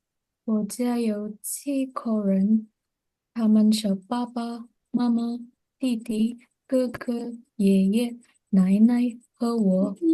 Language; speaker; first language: Chinese; non-native, learner; Indonesian